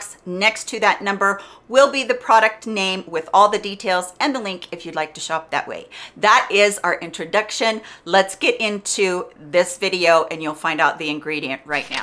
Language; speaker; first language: English; native; English